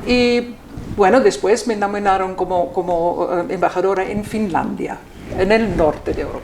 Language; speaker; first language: Spanish; non-native, fluent; German